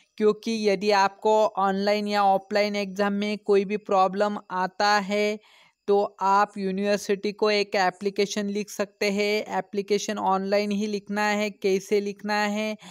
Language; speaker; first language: Hindi; non-native, local second language; Marathi